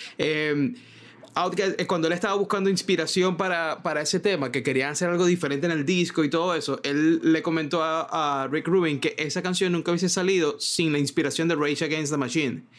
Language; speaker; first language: Spanish; native; Spanish